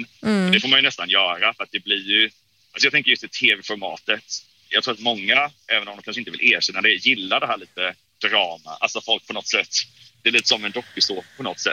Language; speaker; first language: Swedish; native; Swedish